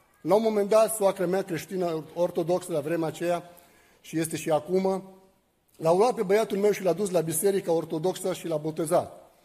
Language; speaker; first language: Romanian; non-native, fluent; Arabic